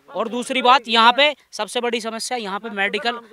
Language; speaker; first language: Hindi; native; Hindi